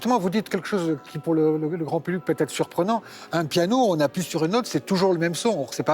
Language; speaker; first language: French; native; French